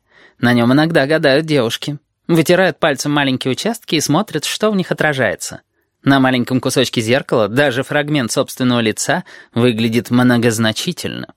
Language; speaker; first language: Russian; native; Russian